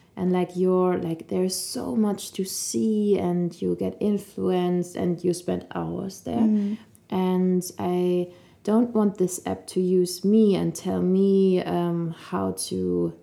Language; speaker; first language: English; non-native, fluent; German